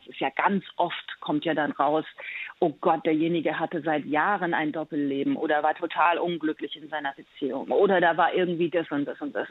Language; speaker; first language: German; early bilingual, other home language; Persian